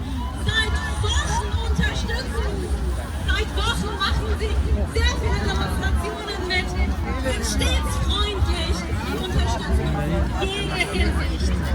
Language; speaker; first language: German; non-native, fluent; Persian